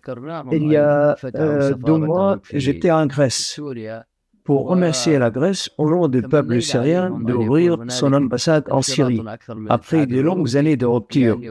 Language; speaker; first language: French; non-native, fluent; Arabic